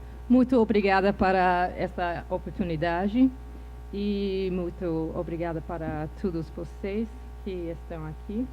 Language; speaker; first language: Portuguese; non-native, fluent; English